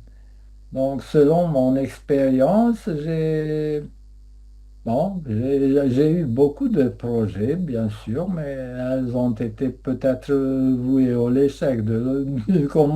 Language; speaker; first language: French; non-native, fluent; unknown